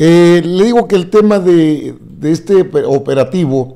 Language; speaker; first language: Spanish; native; Spanish